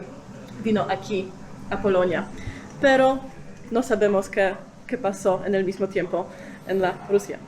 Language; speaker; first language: Spanish; non-native, fluent; Polish